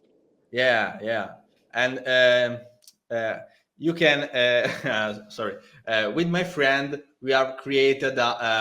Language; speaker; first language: English; non-native, learner; Italian